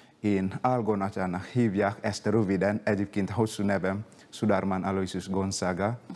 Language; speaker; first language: Hungarian; non-native, fluent; Indonesian